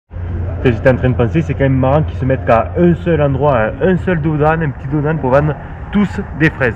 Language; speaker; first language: French; native; French